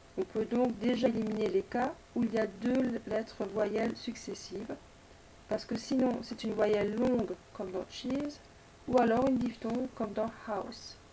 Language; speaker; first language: French; native; French